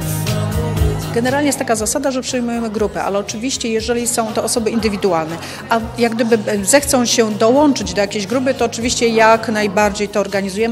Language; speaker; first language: Polish; native; Polish